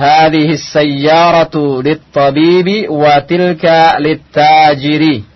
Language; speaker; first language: Arabic; non-native, fluent; Indonesian